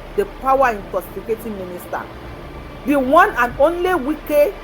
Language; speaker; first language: English; non-native, local second language; Yoruba